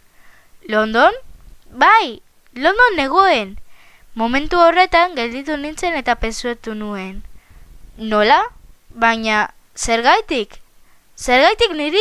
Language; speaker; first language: Basque; non-native, local second language; Spanish